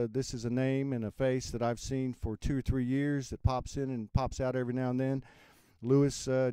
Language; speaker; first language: English; native; English